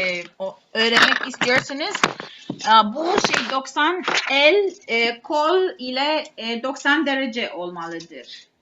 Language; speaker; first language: Turkish; non-native, learner; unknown